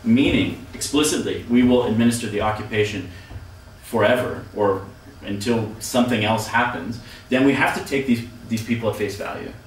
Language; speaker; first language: English; native; English